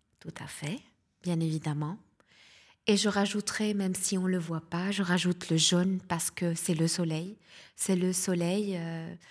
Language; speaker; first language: French; non-native, local second language; Arabic